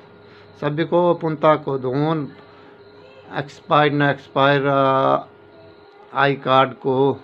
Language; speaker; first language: Filipino; non-native, learner; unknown